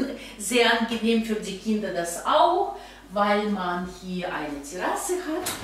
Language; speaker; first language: German; non-native, fluent; Russian